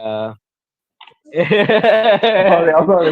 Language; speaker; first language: English; non-native, learner; Indonesian